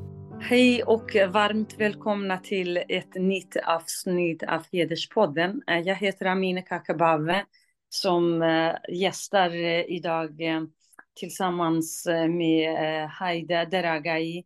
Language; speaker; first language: Swedish; non-native, fluent; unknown